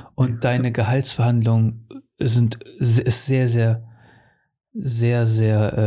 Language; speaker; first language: German; early bilingual, other home language; Portuguese